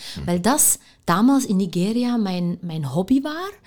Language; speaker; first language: German; non-native, fluent; Dutch